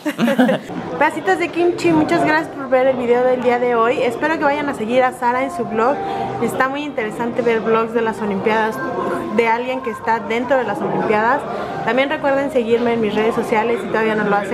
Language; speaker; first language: Spanish; native; Spanish